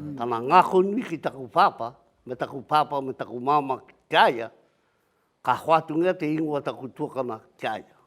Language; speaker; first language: Māori; native; Māori